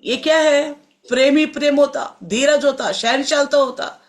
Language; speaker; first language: Hindi; non-native, local second language; Telugu